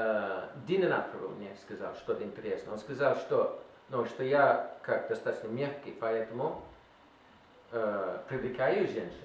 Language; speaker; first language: Russian; non-native, learner; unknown